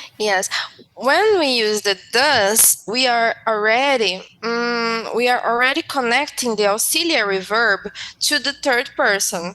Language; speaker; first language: English; non-native, fluent; Portuguese